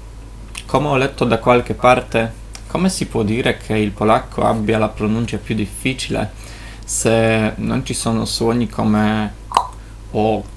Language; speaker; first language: Italian; non-native, fluent; Polish